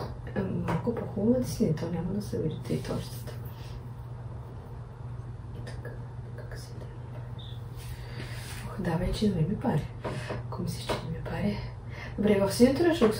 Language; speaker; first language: Bulgarian; native; Bulgarian